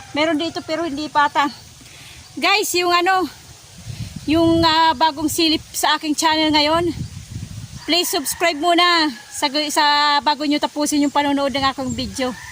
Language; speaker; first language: Filipino; non-native, local second language; Waray